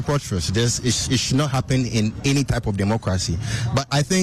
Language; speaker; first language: English; non-native, local second language; Akan